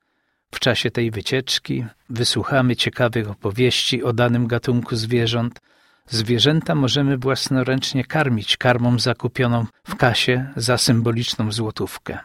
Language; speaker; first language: Polish; native; Polish